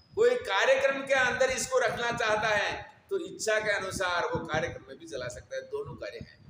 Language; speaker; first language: Hindi; non-native, local second language; Gujarati